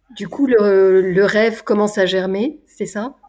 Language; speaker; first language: French; non-native, fluent; Spanish